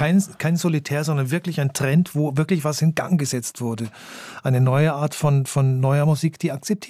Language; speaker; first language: German; native; German